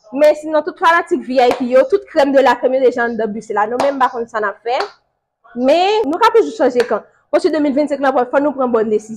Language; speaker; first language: French; non-native, local second language; Haitian Creole